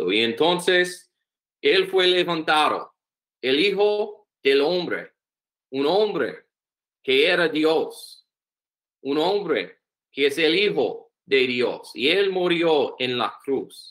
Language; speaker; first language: Spanish; non-native, learner; English